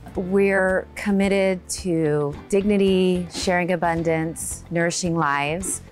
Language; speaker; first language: English; native; English